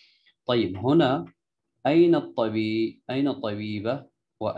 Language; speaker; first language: Arabic; non-native, fluent; Urdu